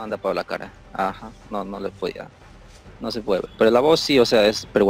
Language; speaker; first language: Spanish; native; Spanish